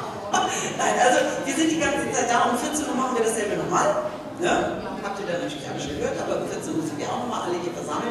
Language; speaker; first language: German; native; German